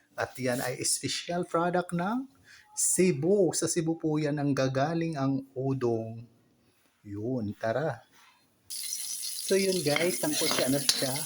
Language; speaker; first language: Filipino; non-native, local second language; Cebuano